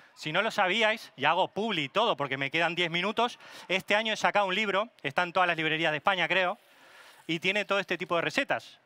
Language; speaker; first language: Spanish; non-native, local second language; Catalan